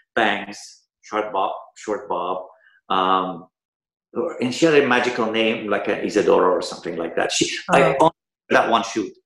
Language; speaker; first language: English; early bilingual, other home language; Persian